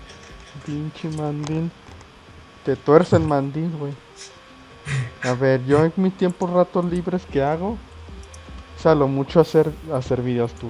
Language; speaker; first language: Spanish; native; Spanish